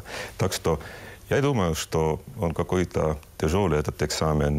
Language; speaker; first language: Russian; non-native, local second language; Estonian